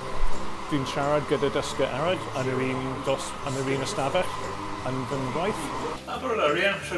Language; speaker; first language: Welsh; non-native, learner; English